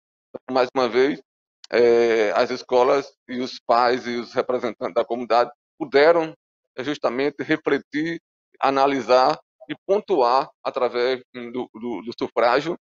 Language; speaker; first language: Portuguese; native; Portuguese